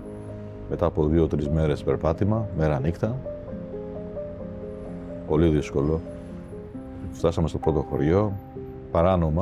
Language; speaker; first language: Greek; non-native, fluent; Albanian